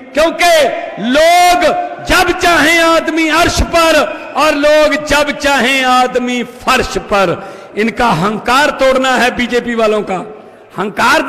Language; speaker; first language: Hindi; native; Hindi